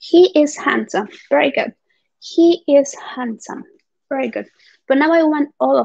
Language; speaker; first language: English; non-native, fluent; Spanish